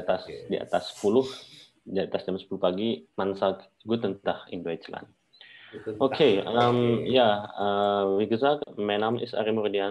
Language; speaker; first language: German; non-native, fluent; Indonesian